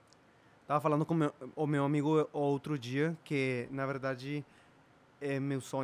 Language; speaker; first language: Portuguese; non-native, fluent; Spanish